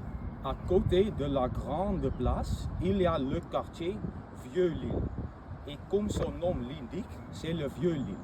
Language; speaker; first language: French; non-native, learner; Dutch